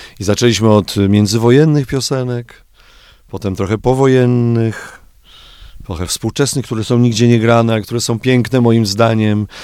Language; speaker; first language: Polish; native; Polish